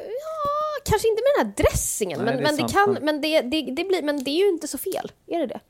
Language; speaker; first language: Swedish; native; Swedish